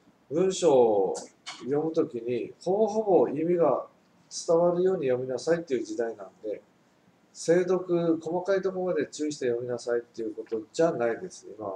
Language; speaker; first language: Japanese; native; Japanese